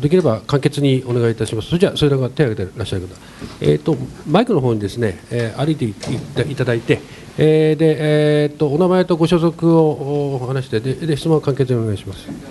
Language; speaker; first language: Japanese; native; Japanese